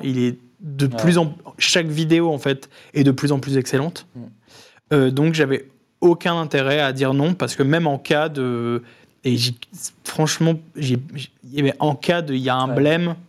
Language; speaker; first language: French; native; French